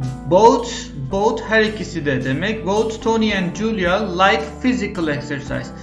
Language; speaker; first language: English; non-native, fluent; Turkish